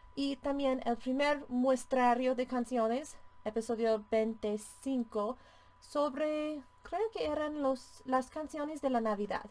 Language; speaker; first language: Spanish; non-native, fluent; English